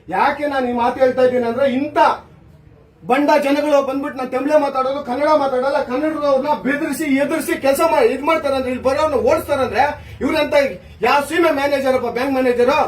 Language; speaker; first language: Kannada; native; Kannada